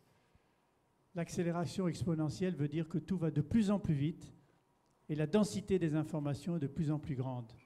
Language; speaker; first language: French; native; French